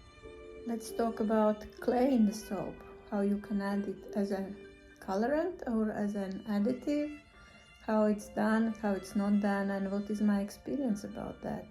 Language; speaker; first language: English; non-native, fluent; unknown